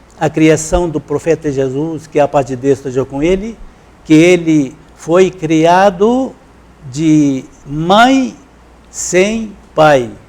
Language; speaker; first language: Portuguese; non-native, fluent; Arabic